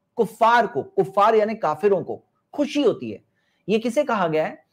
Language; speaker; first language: Hindi; non-native, local second language; Urdu